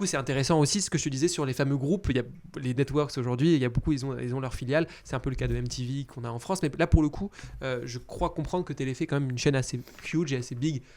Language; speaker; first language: French; native; French